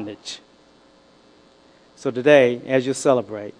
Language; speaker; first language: English; native; English